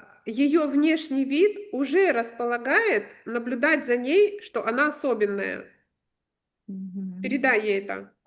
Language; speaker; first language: Russian; native; Russian